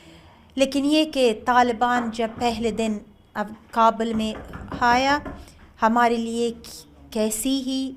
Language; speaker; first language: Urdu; non-native, learner; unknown